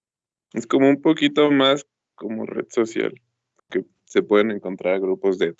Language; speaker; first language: Spanish; native; Spanish